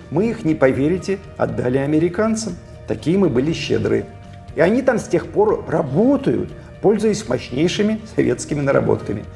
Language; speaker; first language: Russian; native; Russian